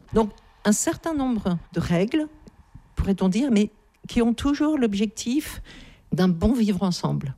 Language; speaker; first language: French; native; French